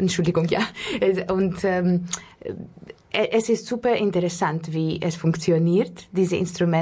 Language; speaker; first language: German; non-native, learner; Russian